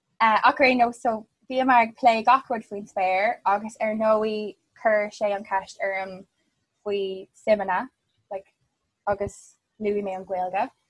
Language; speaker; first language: Irish; non-native, local second language; English